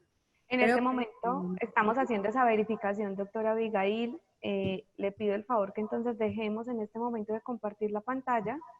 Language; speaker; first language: Spanish; native; Spanish